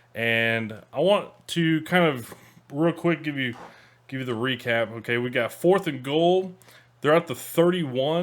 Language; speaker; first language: English; native; English